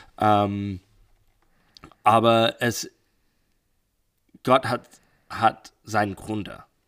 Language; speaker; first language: German; non-native, learner; English